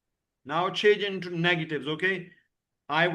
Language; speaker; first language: English; non-native, fluent; Urdu